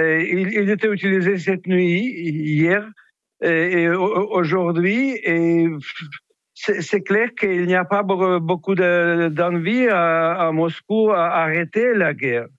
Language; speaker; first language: French; non-native, fluent; Russian